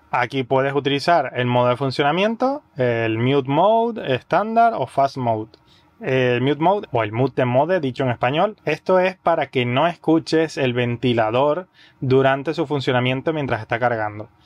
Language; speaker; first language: Spanish; native; Spanish